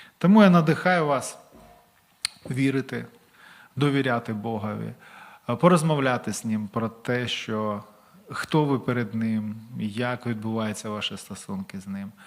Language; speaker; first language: Ukrainian; non-native, local second language; Russian